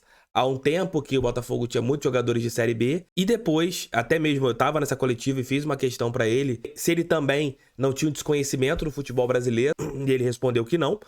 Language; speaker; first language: Portuguese; native; Portuguese